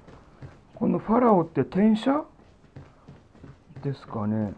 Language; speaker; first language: Japanese; native; Japanese